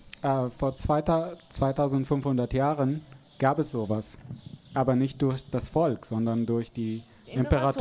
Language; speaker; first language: German; non-native, fluent; Arabic